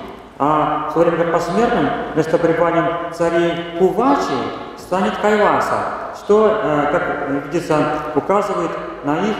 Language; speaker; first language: Russian; native; Russian